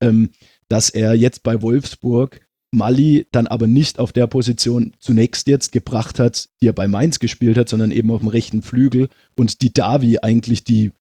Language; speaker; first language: German; native; German